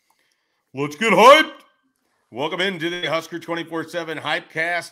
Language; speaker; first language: English; native; English